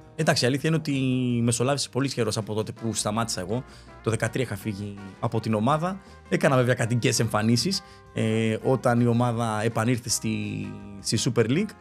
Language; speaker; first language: Greek; early bilingual, other home language; Spanish